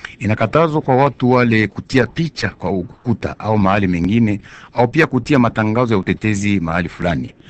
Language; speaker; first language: Swahili; native; Swahili